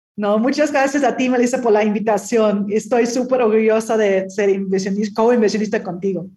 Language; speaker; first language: Spanish; non-native, fluent; English